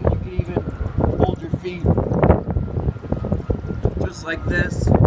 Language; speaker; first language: English; native; English